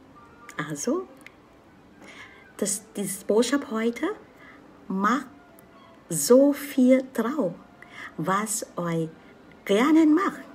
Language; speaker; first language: German; non-native, learner; Vietnamese